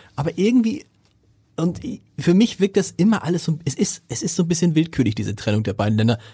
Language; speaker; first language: German; native; German